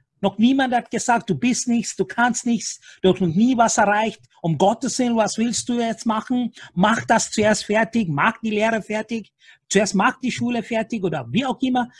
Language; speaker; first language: German; non-native, fluent; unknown